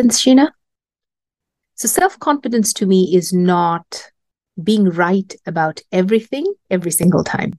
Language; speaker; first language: English; non-native, local second language; Bangla